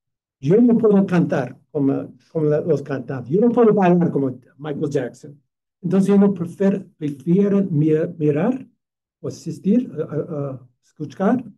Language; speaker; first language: Spanish; non-native, fluent; English